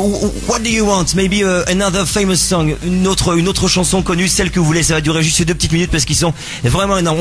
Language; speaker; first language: French; native; French